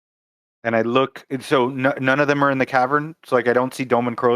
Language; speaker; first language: English; native; English